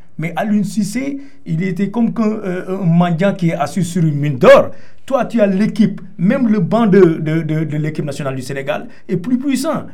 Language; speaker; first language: French; non-native, local second language; Wolof